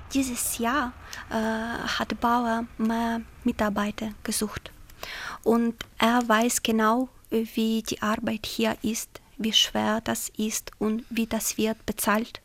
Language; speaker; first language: German; non-native, fluent; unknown